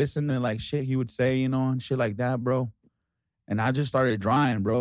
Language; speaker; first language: English; early bilingual, other home language; Spanish